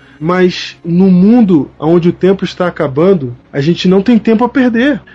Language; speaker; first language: Portuguese; native; Portuguese